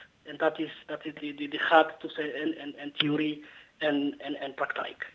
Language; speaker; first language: Dutch; non-native, learner; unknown